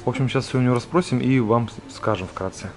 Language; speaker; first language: Russian; native; Russian